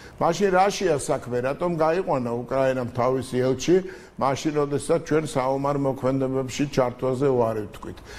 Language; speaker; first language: Georgian; native; Georgian